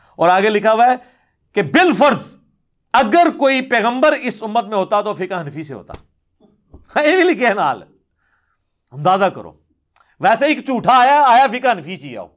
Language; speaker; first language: Urdu; non-native, local second language; Punjabi